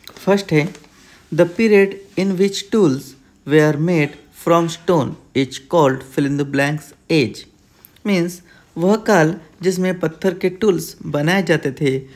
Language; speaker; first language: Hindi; non-native, local second language; Marathi